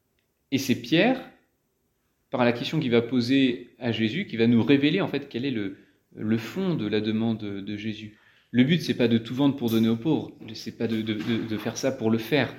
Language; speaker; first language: French; native; French